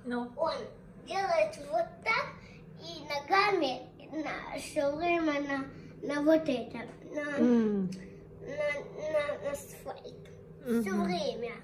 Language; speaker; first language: Russian; early bilingual, heritage; Russian